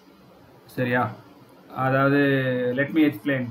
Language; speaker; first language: Tamil; native; Tamil